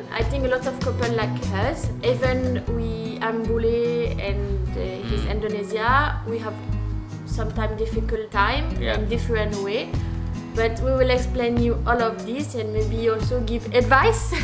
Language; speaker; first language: English; non-native, learner; French